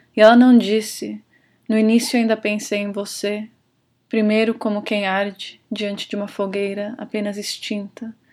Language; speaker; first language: Portuguese; non-native, fluent; English